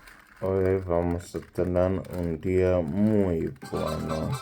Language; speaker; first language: Spanish; non-native, learner; English